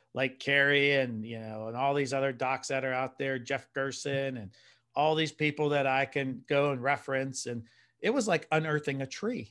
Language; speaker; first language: English; native; English